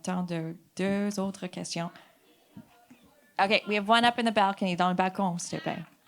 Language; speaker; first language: French; non-native, fluent; English